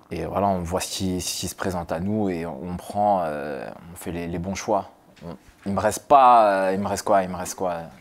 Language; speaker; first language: French; native; French